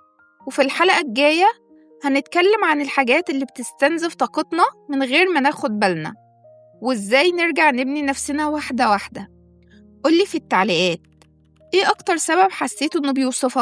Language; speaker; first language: Arabic; native; Arabic